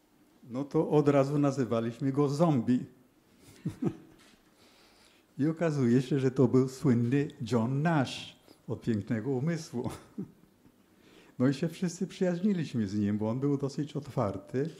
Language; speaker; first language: Polish; early bilingual, heritage; Polish